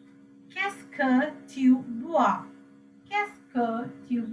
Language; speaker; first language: French; non-native, fluent; Sinhala